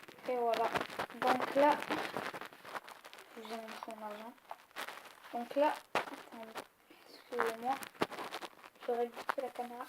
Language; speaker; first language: French; native; French